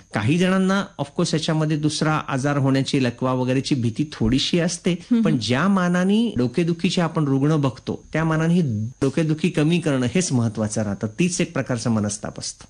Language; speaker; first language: Marathi; native; Marathi